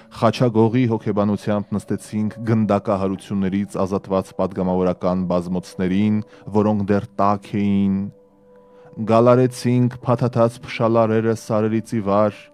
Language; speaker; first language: Armenian; native; Armenian